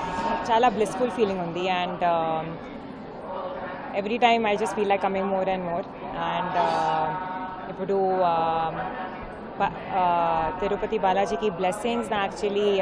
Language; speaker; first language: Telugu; non-native, learner; Hindi